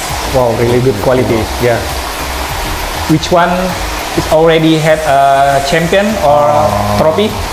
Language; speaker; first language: English; non-native, learner; Indonesian